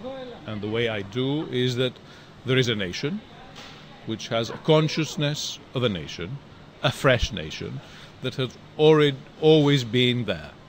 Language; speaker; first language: English; non-native, fluent; Greek